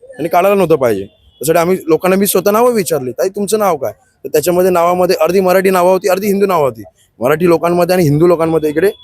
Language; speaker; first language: Marathi; native; Marathi